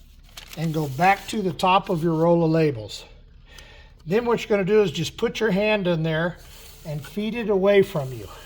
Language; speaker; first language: English; native; English